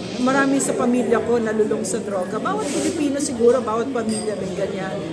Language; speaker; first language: Filipino; native; Filipino